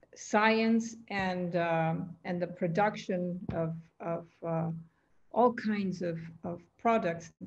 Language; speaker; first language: English; non-native, fluent; Spanish